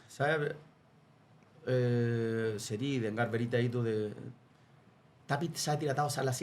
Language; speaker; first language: Indonesian; non-native, fluent; Spanish